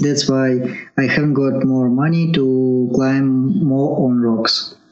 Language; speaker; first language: English; non-native, learner; Russian